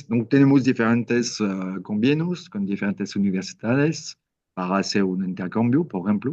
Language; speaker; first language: Spanish; non-native, learner; French